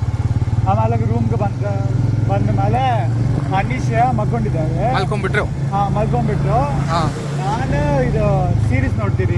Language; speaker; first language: Kannada; non-native, local second language; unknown